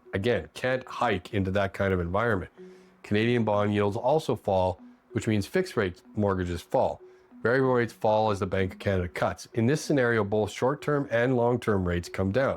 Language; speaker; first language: English; native; English